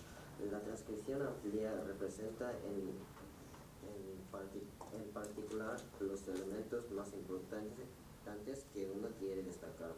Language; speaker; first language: Spanish; non-native, learner; Korean